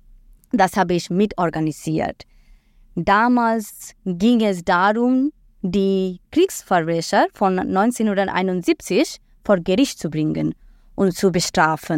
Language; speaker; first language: German; non-native, fluent; Bangla